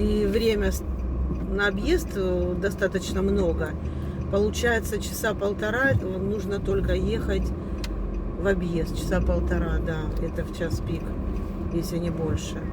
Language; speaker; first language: Russian; native; Russian